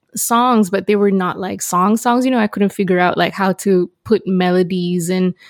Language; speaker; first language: English; non-native, local second language; Malay